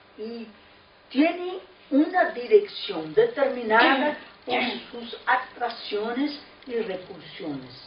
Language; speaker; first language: Spanish; non-native, fluent; Portuguese